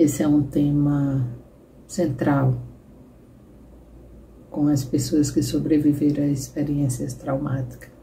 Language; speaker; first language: Portuguese; native; Portuguese